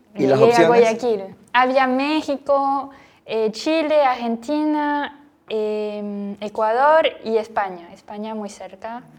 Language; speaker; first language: Spanish; non-native, fluent; French